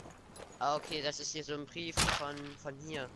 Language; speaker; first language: German; native; German